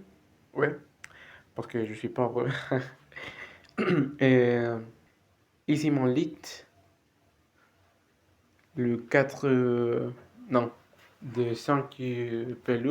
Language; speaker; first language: French; non-native, learner; Spanish